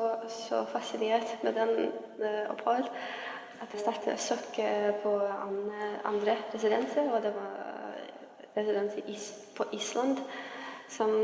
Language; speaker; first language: Norwegian; non-native, learner; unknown